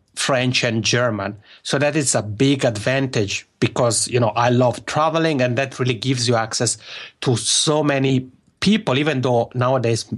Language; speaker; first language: English; non-native, fluent; Italian